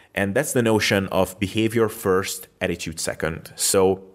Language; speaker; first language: English; non-native, fluent; Hungarian